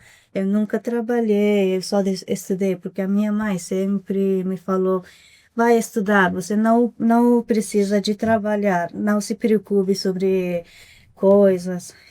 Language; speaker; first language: Portuguese; non-native, fluent; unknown